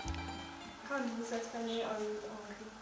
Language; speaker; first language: French; non-native, learner; Hungarian